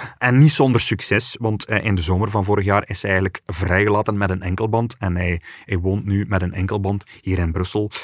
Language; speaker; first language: Dutch; native; Dutch